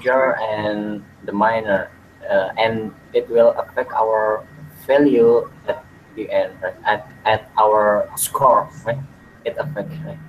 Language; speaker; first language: English; non-native, learner; Indonesian